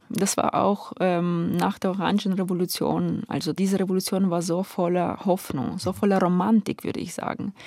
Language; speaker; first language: German; non-native, fluent; Ukrainian